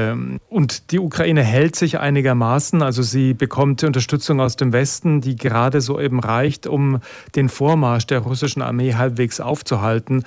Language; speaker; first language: German; native; German